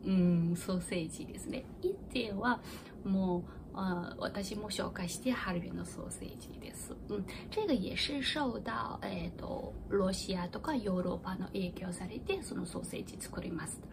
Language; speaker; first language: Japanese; non-native, fluent; Chinese